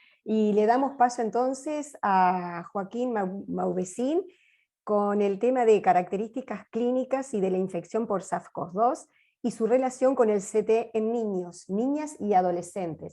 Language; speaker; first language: Spanish; native; Spanish